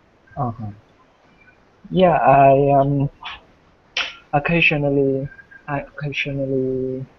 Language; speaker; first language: English; non-native, learner; Vietnamese